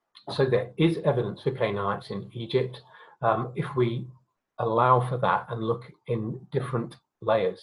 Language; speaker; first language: English; native; English